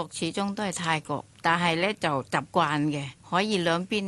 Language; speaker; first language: Cantonese; non-native, fluent; Thai